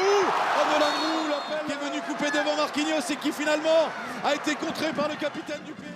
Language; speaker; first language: French; native; French